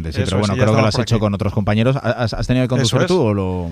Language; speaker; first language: Spanish; native; Spanish